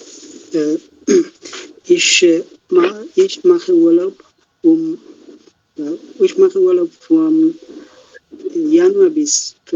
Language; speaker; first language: German; non-native, learner; Bangla